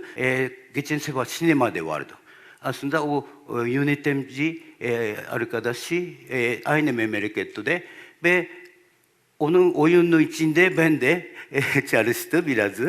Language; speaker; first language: Turkish; non-native, learner; Japanese